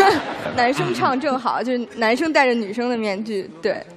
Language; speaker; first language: Chinese; native; Chinese